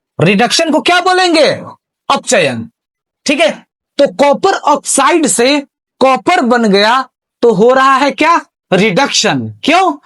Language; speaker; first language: Hindi; native; Hindi